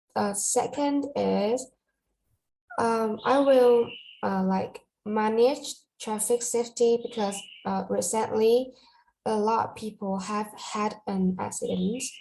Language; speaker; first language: English; non-native, learner; Vietnamese